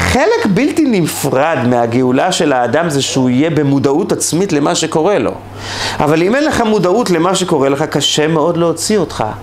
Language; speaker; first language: Hebrew; native; Hebrew